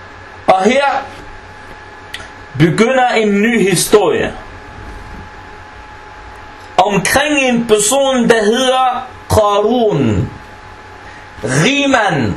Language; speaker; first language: Danish; non-native, fluent; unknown